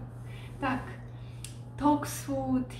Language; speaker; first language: Russian; native; Russian